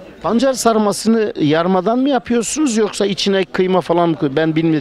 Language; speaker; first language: Turkish; native; Turkish